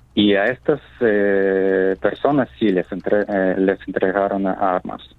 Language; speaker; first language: Spanish; non-native, fluent; Ukrainian